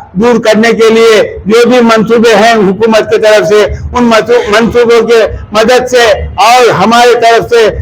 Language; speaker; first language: Urdu; native; Urdu